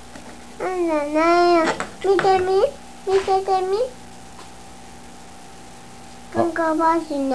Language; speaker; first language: Japanese; native; Japanese